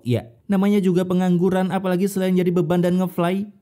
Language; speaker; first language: Indonesian; native; Indonesian